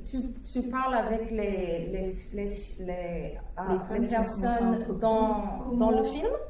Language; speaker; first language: French; non-native, fluent; English